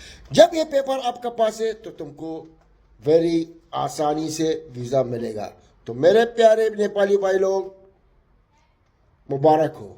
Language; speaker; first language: Hindi; non-native, learner; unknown